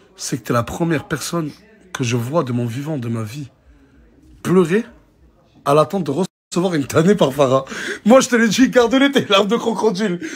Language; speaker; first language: French; native; French